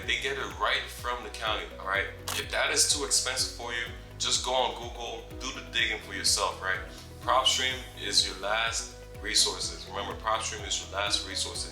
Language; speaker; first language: English; native; English